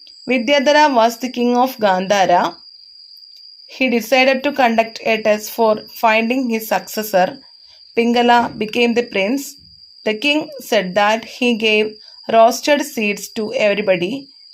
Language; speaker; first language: English; non-native, local second language; Malayalam